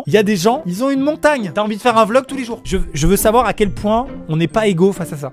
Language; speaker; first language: French; native; French